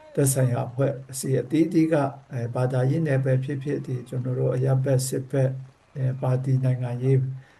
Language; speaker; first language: Burmese; non-native, local second language; Kachin